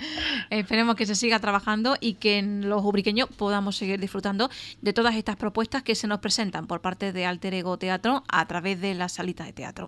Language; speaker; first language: Spanish; native; Spanish